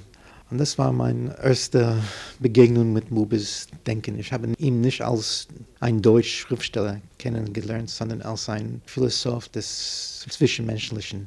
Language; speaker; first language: German; non-native, fluent; English